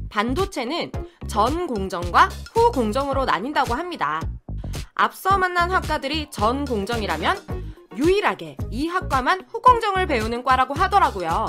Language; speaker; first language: Korean; native; Korean